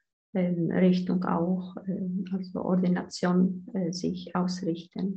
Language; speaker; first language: German; non-native, fluent; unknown